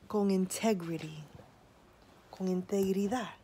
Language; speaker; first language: Spanish; early bilingual, heritage; Spanish